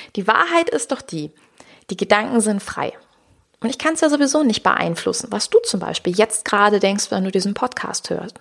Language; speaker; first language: German; native; German